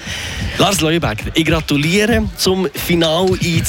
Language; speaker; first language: German; native; German